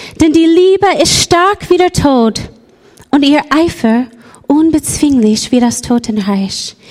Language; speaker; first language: German; non-native, fluent; English